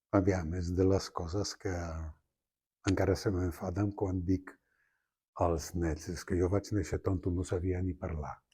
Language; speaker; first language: Catalan; non-native, fluent; Polish